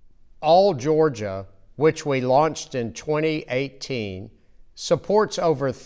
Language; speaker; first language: English; native; English